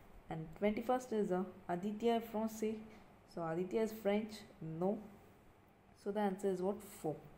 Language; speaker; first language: English; non-native, local second language; Tamil